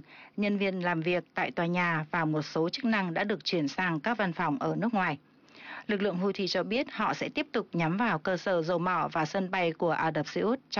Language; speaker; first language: Vietnamese; native; Vietnamese